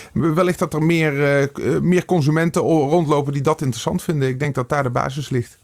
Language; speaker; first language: Dutch; native; Dutch